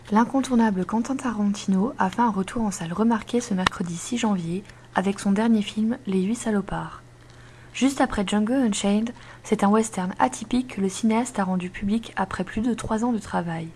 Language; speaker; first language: French; native; French